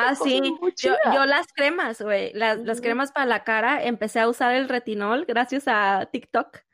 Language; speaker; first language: Spanish; native; Spanish